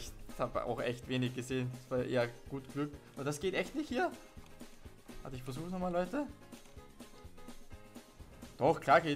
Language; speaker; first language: German; native; German